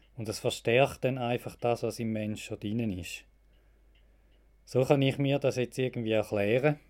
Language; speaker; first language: German; native; German